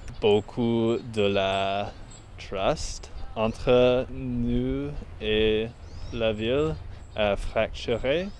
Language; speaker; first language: French; non-native, learner; English